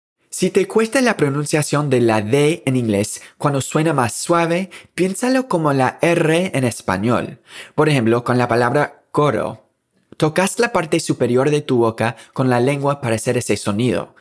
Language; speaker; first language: Spanish; native; Spanish